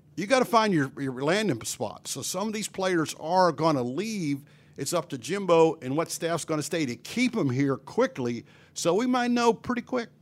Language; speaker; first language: English; native; English